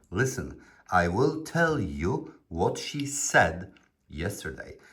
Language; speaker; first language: English; non-native, fluent; Polish